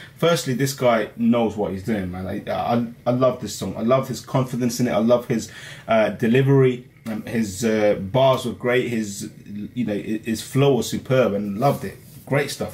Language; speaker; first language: English; early bilingual, other home language; Hindi